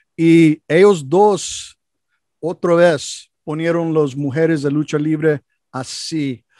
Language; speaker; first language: Spanish; non-native, learner; English